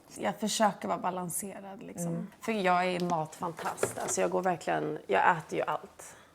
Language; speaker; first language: Swedish; early bilingual, heritage; Swedish